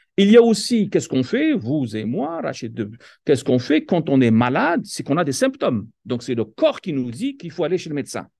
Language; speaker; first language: French; non-native, local second language; Kabyle